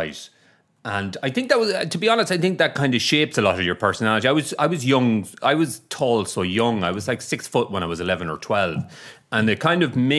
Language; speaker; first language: English; native; English